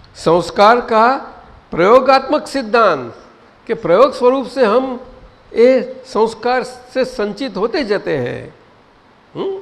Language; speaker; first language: Hindi; non-native, local second language; Gujarati